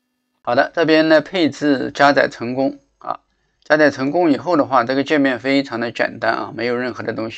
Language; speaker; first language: Chinese; native; Chinese